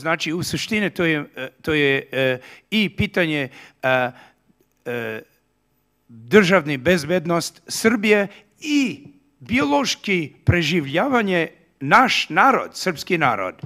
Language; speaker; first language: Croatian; early bilingual, heritage; Serbian